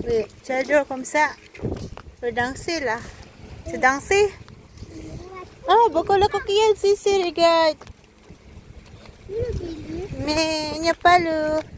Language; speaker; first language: French; non-native, learner; Filipino